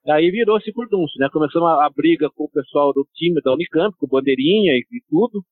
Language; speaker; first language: Portuguese; early bilingual, other home language; Italian